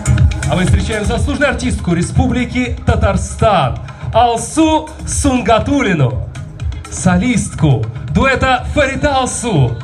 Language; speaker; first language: Russian; native; Russian